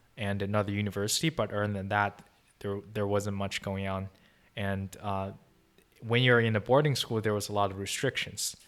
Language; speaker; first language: English; non-native, fluent; Chinese